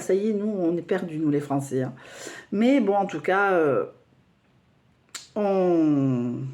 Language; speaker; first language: French; native; French